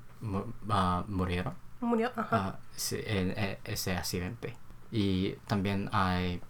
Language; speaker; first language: Spanish; non-native, learner; Korean